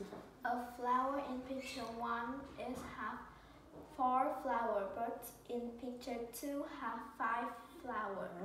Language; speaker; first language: English; non-native, learner; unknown